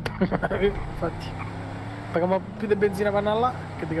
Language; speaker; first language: Italian; native; Italian